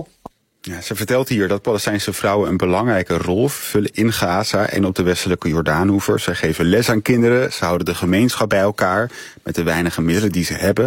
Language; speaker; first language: Dutch; native; Dutch